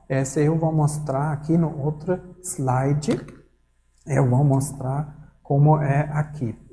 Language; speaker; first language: Portuguese; non-native, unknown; German